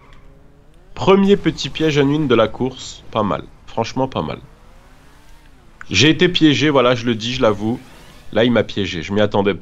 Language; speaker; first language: French; native; French